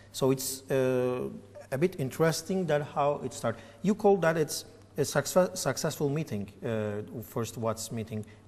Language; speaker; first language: English; non-native, fluent; Turkish